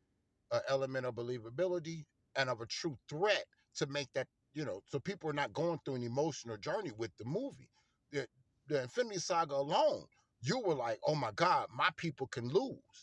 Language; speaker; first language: English; native; English